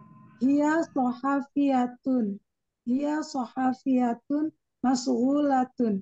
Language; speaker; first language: Arabic; non-native, learner; Indonesian